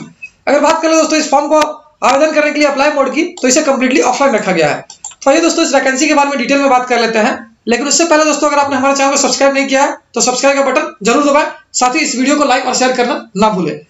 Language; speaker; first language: Hindi; native; Hindi